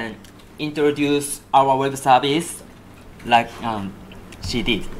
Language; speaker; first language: English; non-native, learner; Japanese